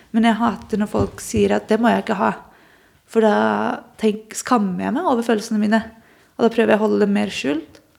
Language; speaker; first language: Norwegian; early bilingual, other home language; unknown